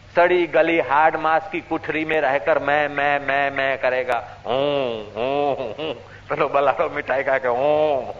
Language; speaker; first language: Hindi; non-native, local second language; Sindhi